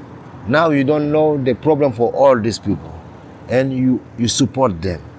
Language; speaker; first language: English; non-native, learner; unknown